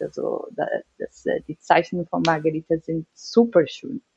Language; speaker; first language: German; non-native, learner; Portuguese